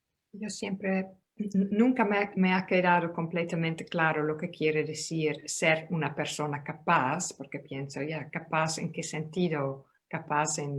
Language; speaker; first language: Spanish; non-native, fluent; Dutch